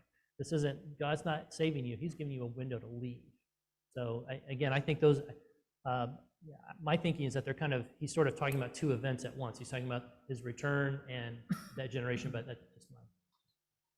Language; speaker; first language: English; native; English